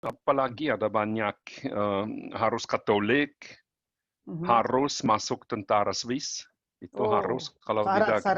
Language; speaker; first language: Indonesian; non-native, learner; German